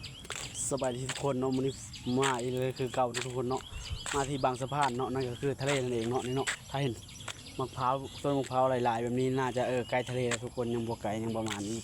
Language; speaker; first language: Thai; non-native, local second language; Northeastern Thai